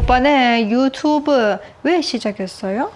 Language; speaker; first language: Korean; non-native, learner; Persian